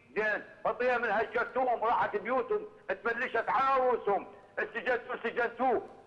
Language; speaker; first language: Arabic; native; Arabic